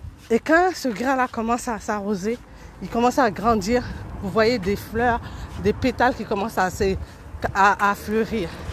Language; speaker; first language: French; early bilingual, other home language; Haitian Creole